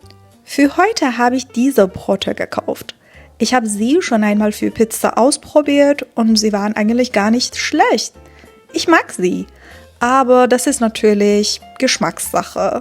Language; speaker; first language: German; non-native, fluent; Persian